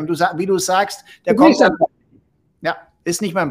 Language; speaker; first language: German; native; German